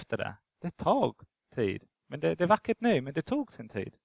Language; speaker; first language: Swedish; non-native, fluent; English